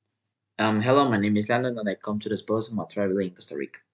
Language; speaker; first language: English; non-native, learner; Spanish